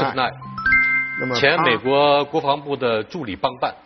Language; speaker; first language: Chinese; native; Chinese